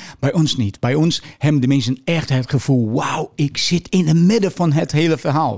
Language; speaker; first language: Dutch; non-native, fluent; Portuguese